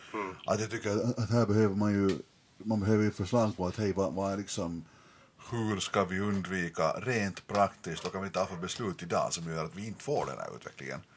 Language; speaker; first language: Swedish; native; Swedish